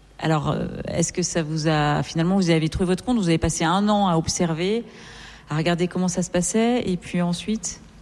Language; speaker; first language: French; native; French